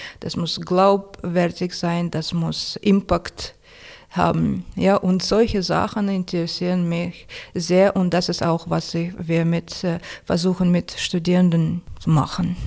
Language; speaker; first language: German; non-native, fluent; Russian